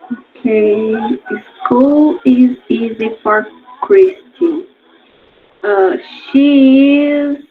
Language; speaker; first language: English; non-native, learner; Spanish